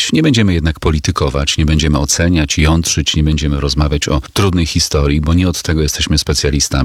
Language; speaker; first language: Polish; native; Polish